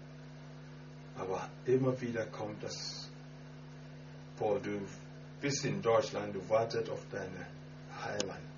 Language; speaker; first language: German; non-native, fluent; Akan